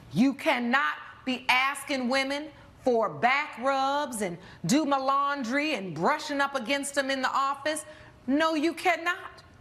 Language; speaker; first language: English; native; English